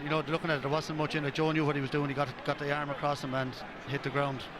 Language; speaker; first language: English; native; English